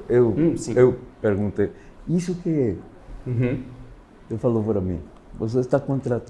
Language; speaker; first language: Portuguese; non-native, learner; Spanish